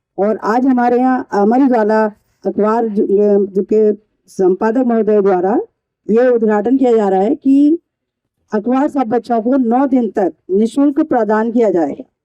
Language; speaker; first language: Hindi; native; Hindi